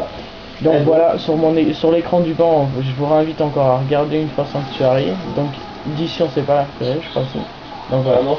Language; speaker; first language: French; native; French